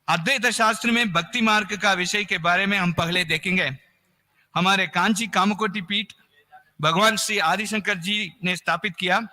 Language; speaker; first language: Hindi; non-native, local second language; Tamil